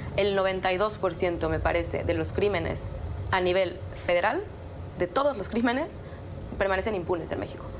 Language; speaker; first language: Spanish; native; Spanish